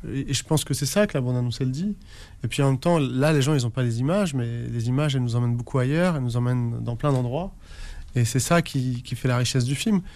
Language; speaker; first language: French; early bilingual, other home language; Arabic